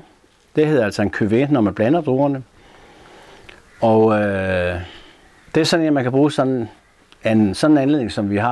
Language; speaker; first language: Danish; native; Danish